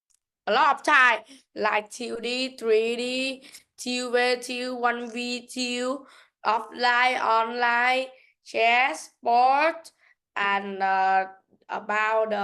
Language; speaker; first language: English; non-native, learner; Vietnamese